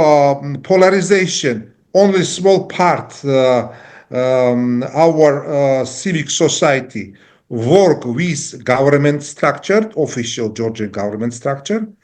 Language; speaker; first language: English; non-native, learner; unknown